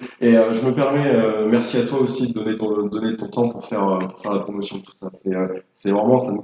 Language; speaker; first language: French; native; French